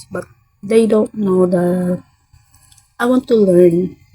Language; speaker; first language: English; non-native, learner; Filipino